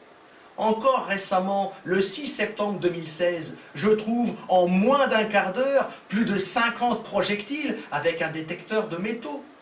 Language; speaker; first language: French; native; French